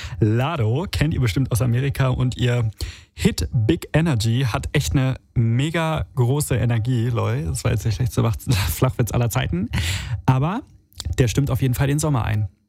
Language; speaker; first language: German; early bilingual, other home language; Italian